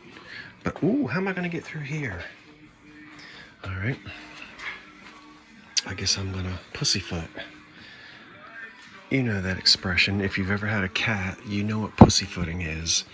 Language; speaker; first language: English; native; English